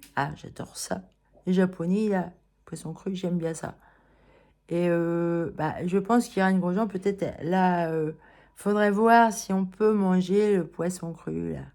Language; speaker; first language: French; native; French